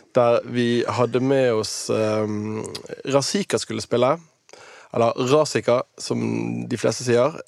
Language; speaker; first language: Norwegian; native; Norwegian